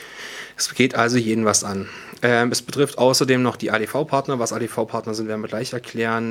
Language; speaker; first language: German; native; German